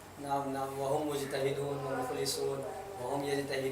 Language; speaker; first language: Arabic; non-native, learner; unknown